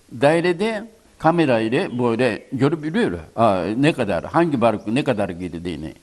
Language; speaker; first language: Turkish; non-native, learner; Japanese